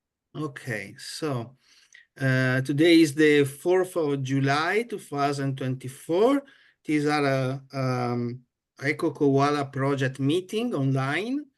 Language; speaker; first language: English; non-native, fluent; Italian